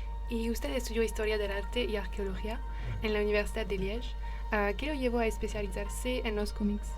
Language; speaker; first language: Spanish; native; Spanish